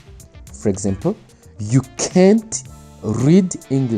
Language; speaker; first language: English; non-native, local second language; Kinyarwanda